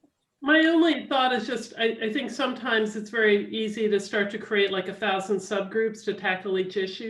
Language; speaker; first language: English; native; English